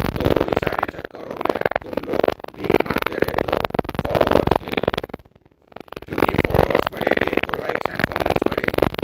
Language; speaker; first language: Hindi; native; Hindi